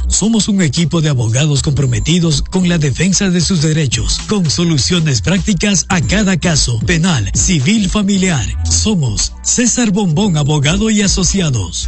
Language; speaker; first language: Spanish; native; Spanish